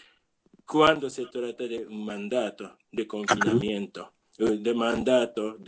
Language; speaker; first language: Spanish; non-native, learner; Japanese